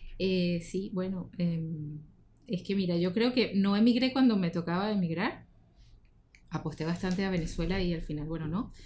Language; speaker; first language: Spanish; native; Spanish